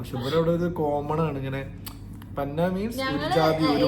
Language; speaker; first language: Malayalam; native; Malayalam